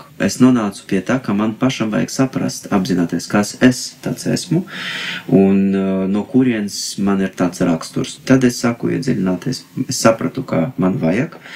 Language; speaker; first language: Latvian; non-native, fluent; Russian